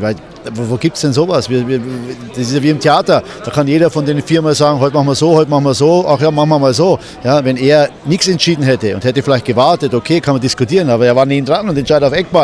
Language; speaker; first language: German; native; German